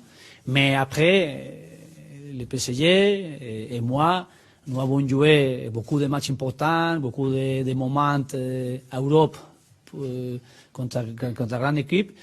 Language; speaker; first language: French; non-native, learner; Spanish